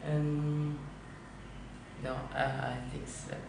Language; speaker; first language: English; non-native, learner; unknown